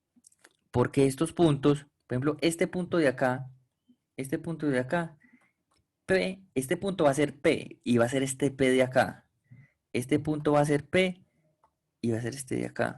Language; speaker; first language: Spanish; native; Spanish